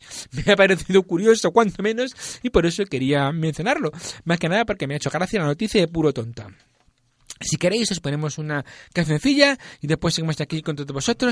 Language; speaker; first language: Spanish; native; Spanish